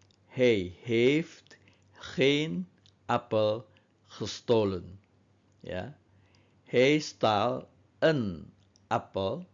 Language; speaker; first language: Dutch; non-native, fluent; Indonesian